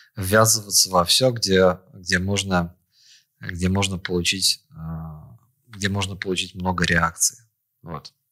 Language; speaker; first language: Russian; native; Russian